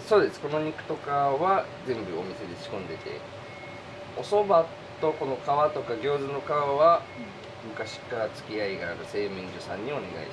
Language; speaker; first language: Japanese; native; Japanese